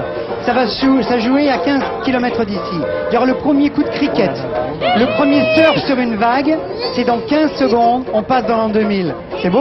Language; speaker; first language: French; native; French